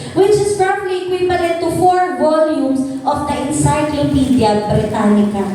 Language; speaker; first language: English; non-native, local second language; Filipino